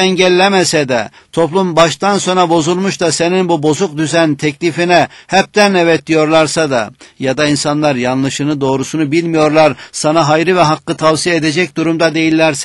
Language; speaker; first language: Turkish; native; Turkish